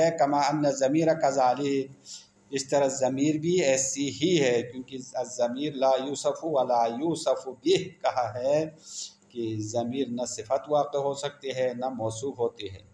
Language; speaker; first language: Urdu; non-native, local second language; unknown